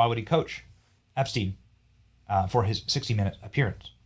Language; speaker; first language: English; native; English